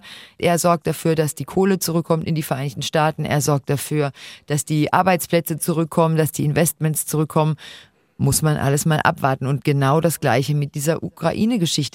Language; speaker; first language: German; native; German